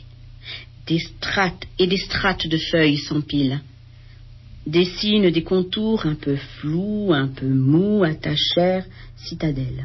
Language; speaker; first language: French; native; French